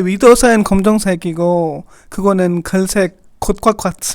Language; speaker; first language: Korean; non-native, fluent; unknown